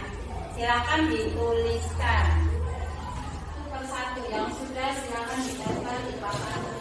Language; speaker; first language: Indonesian; native; Indonesian